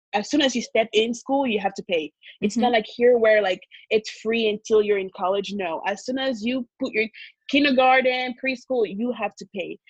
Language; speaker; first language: English; early bilingual, other home language; Kongo